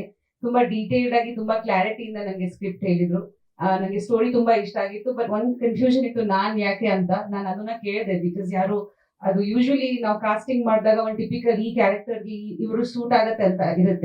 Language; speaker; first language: Kannada; non-native, fluent; Bangla